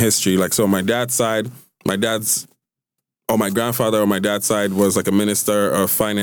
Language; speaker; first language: English; non-native, local second language; Igbo